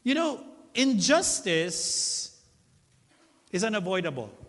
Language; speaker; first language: English; non-native, local second language; Filipino